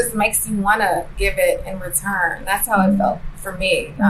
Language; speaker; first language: English; native; English